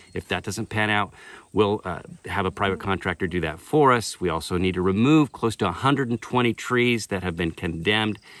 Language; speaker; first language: English; native; English